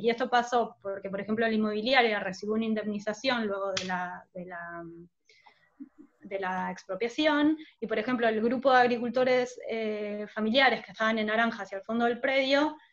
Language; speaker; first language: Spanish; native; Spanish